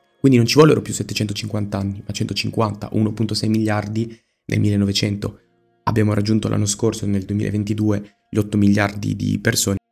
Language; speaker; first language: Italian; native; Italian